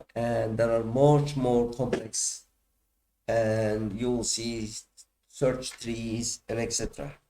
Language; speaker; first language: English; non-native, fluent; Turkish